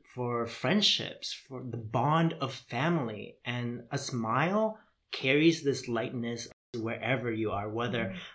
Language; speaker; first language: English; native; English